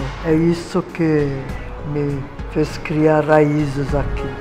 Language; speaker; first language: Portuguese; non-native, fluent; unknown